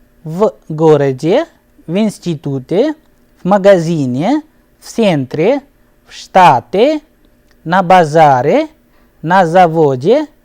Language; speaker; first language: Russian; non-native, fluent; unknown